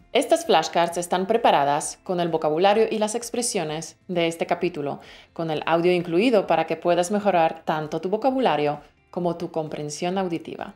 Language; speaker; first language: Spanish; native; Spanish